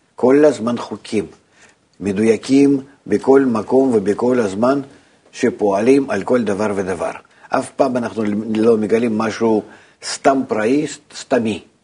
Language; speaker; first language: Hebrew; non-native, fluent; Russian